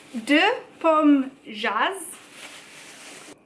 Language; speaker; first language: French; non-native, learner; English